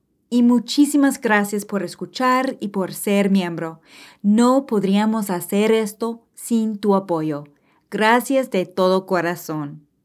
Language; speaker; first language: Spanish; non-native, fluent; English